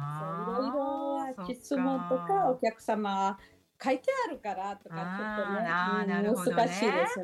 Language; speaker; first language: Japanese; non-native, learner; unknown